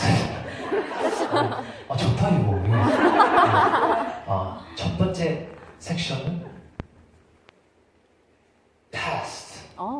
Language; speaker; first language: Korean; non-native, fluent; English